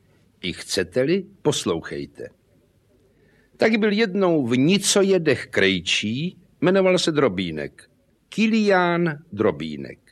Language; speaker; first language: Czech; native; Czech